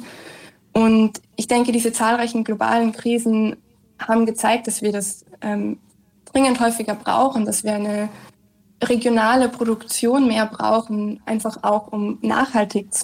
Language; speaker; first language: German; native; German